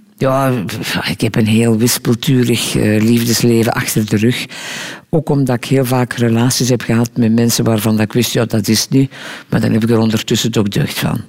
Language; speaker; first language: Dutch; native; Dutch